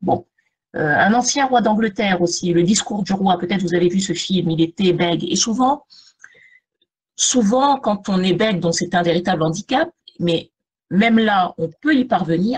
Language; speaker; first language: French; native; French